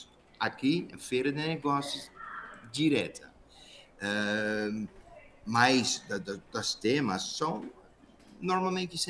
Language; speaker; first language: Portuguese; non-native, fluent; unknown